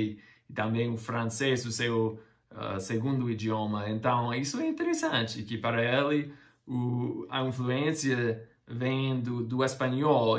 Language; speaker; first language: Portuguese; non-native, fluent; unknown